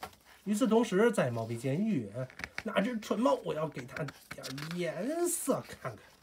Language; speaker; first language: Chinese; native; Chinese